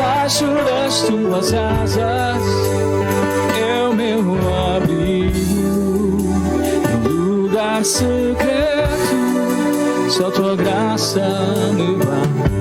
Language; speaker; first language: Portuguese; native; Portuguese